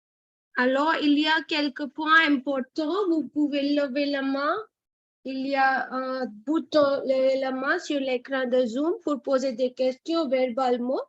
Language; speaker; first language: French; non-native, fluent; Hindi